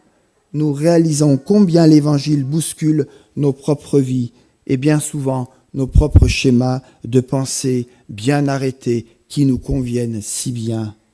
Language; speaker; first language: French; native; French